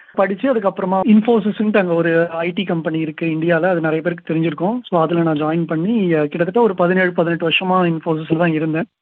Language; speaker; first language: Tamil; native; Tamil